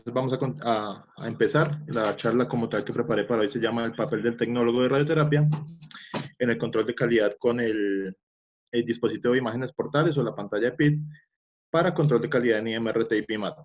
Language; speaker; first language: Spanish; native; Spanish